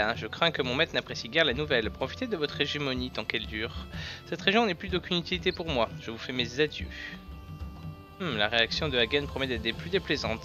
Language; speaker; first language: French; native; French